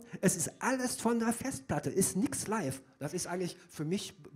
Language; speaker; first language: German; native; German